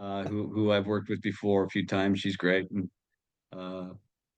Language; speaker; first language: English; native; English